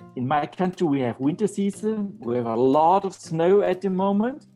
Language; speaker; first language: English; non-native, fluent; German